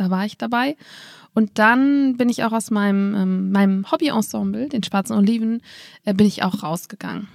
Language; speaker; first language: German; native; German